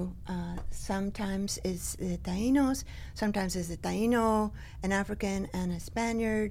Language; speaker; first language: English; early bilingual, other home language; Spanish